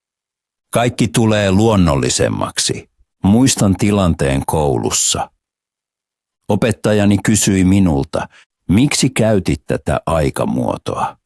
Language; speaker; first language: Finnish; non-native, fluent; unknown